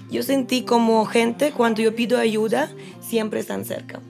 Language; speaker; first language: Spanish; non-native, learner; Russian